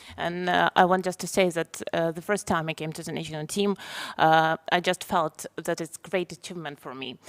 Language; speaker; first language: English; non-native, fluent; Ukrainian